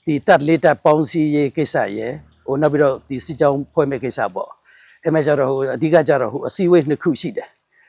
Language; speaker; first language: Burmese; non-native, local second language; Mon